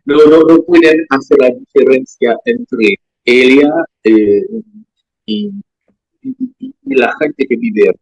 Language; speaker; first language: Spanish; non-native, learner; French